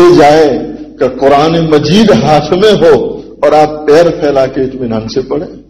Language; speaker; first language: Urdu; non-native, local second language; Gujarati